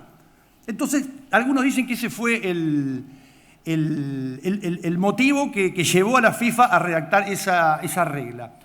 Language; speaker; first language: Spanish; native; Spanish